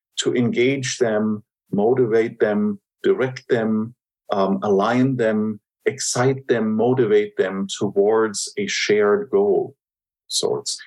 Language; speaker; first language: English; non-native, fluent; German